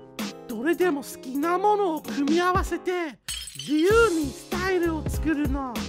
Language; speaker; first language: Japanese; non-native, fluent; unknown